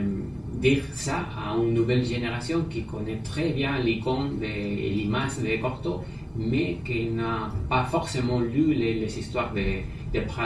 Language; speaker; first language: French; non-native, fluent; Spanish